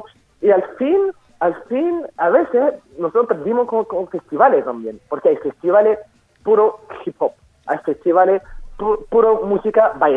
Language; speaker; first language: Spanish; non-native, fluent; French